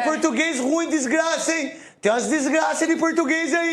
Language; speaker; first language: Portuguese; native; Portuguese